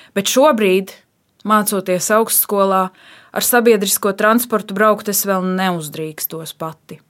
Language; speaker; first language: Latvian; native; Latvian